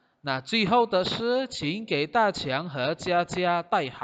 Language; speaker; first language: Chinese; non-native, fluent; Indonesian